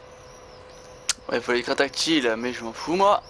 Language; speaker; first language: French; native; French